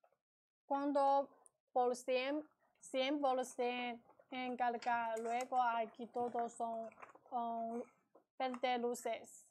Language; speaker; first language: Spanish; non-native, learner; Chinese